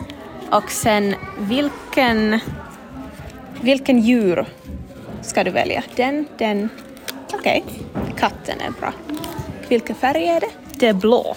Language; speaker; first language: Swedish; non-native, fluent; Finnish